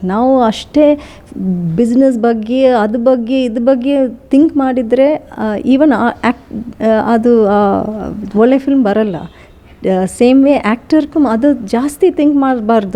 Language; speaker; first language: Kannada; non-native, learner; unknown